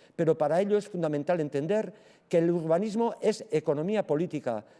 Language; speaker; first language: Spanish; non-native, local second language; Basque